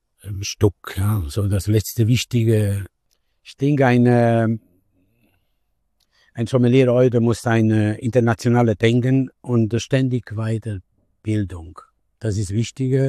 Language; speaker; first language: German; non-native, learner; Italian